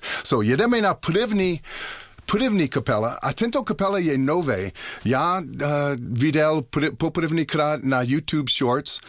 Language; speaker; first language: Czech; non-native, learner; English